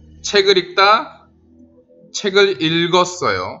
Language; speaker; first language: Korean; non-native, fluent; Spanish